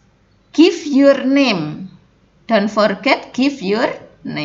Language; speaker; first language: English; non-native, fluent; Indonesian